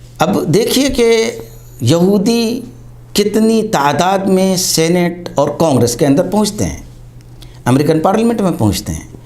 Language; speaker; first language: Urdu; native; Urdu